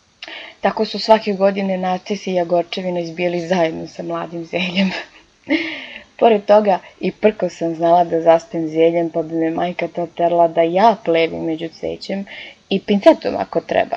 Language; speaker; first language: Serbian; native; Serbian